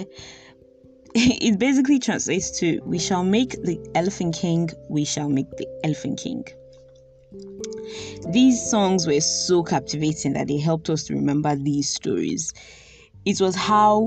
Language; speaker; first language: English; non-native, local second language; Yoruba